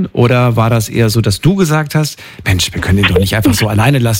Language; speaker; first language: German; native; German